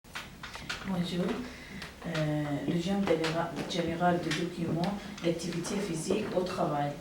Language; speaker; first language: French; non-native, learner; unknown